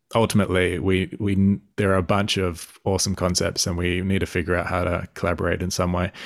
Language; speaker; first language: English; native; English